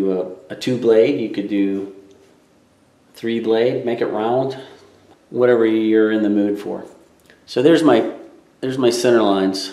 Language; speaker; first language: English; native; English